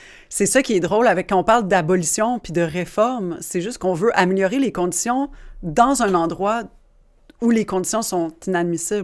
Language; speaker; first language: French; native; French